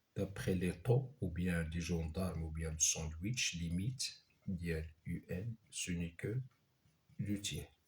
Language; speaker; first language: French; non-native, local second language; Arabic